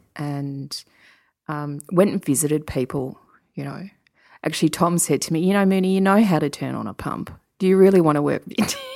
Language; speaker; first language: English; native; English